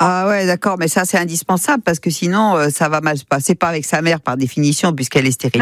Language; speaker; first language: French; native; French